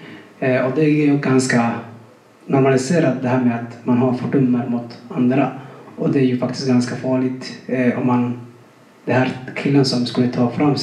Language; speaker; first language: Swedish; non-native, fluent; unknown